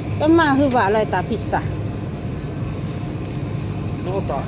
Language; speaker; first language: Finnish; non-native, learner; Northeastern Thai